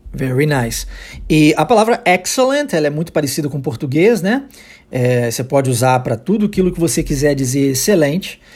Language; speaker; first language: Portuguese; early bilingual, heritage; English